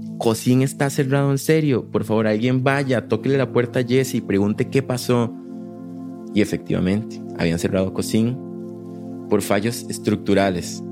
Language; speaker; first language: Spanish; native; Spanish